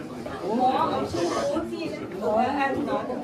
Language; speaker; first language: Danish; non-native, learner; Vietnamese